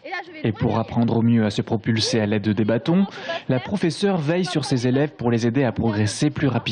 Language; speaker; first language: French; native; French